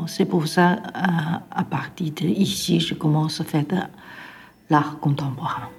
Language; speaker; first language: French; non-native, learner; Chinese